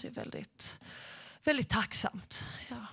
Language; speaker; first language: Swedish; native; Swedish